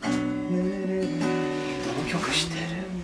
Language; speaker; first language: Japanese; non-native, learner; English